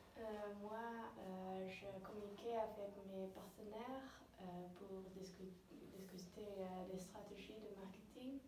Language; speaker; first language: French; non-native, learner; Dutch